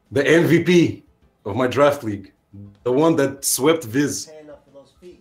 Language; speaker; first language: English; non-native, fluent; Russian